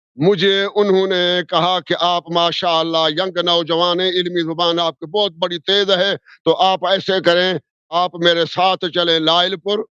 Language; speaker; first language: Urdu; non-native, local second language; Sindhi